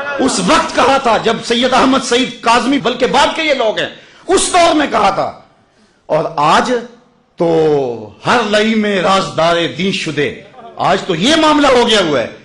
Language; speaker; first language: Urdu; non-native, local second language; Punjabi